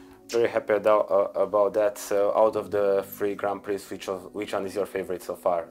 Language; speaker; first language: English; non-native, fluent; Romanian